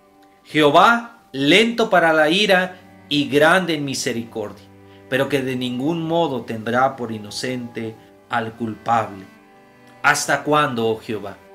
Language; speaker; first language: Spanish; native; Spanish